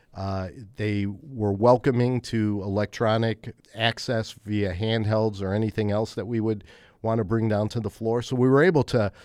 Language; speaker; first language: English; native; English